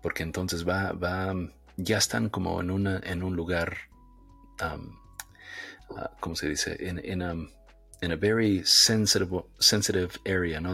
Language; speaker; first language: Spanish; early bilingual, heritage; Spanish